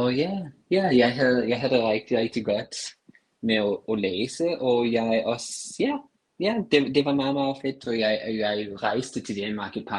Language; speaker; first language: Danish; non-native, fluent; English